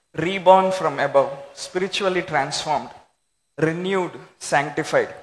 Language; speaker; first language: English; non-native, local second language; Telugu